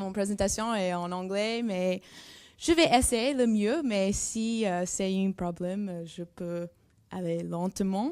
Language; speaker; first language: French; non-native, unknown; English